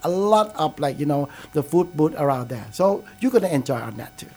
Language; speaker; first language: English; non-native, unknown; Thai